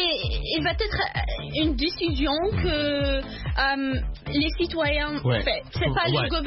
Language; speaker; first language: French; non-native, learner; Arabic